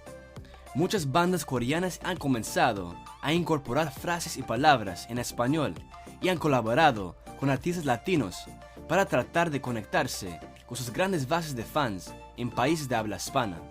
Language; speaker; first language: Spanish; non-native, fluent; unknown